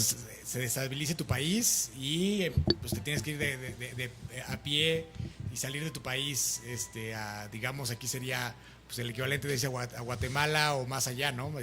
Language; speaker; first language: Spanish; native; Spanish